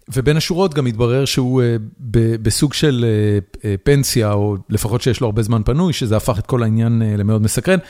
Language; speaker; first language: Hebrew; native; Hebrew